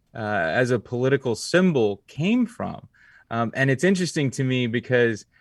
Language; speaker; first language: English; native; English